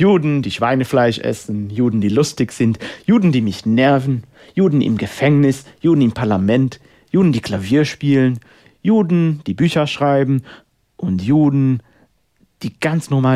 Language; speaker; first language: German; non-native, fluent; Hebrew